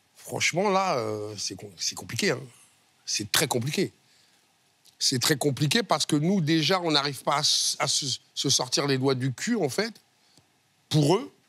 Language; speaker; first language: French; native; French